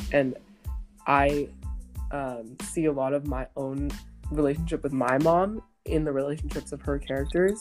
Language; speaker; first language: English; native; English